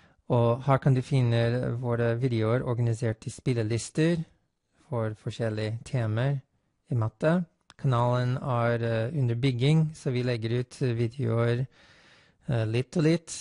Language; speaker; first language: Norwegian; non-native, fluent; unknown